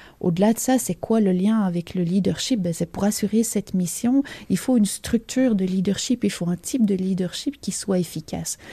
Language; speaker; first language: French; native; French